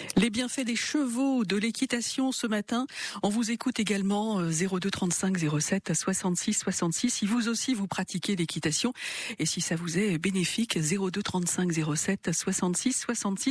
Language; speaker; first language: French; native; French